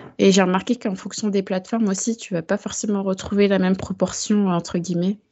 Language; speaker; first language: French; native; French